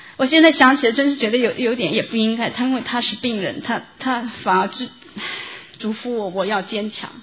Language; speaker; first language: Chinese; native; Chinese